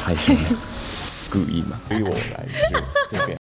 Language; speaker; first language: Chinese; non-native, fluent; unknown